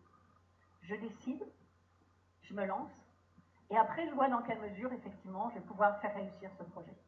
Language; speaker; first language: French; native; French